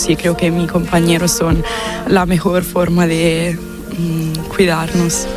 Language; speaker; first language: Spanish; non-native, fluent; Italian